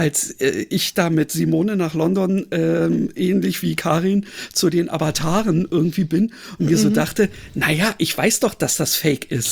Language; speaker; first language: German; native; German